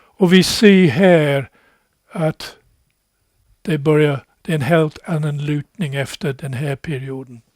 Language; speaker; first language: Swedish; non-native, fluent; English